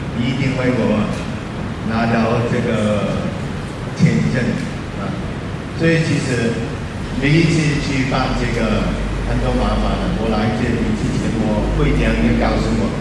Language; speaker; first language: Chinese; non-native, local second language; Cantonese